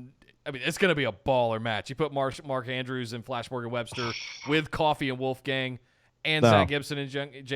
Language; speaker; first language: English; native; English